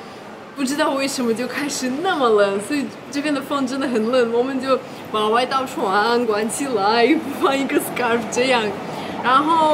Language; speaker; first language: Chinese; non-native, fluent; Russian